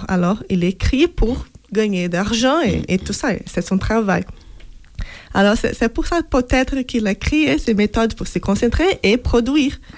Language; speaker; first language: French; non-native, fluent; Portuguese